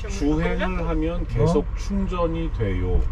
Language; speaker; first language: Korean; non-native, learner; Russian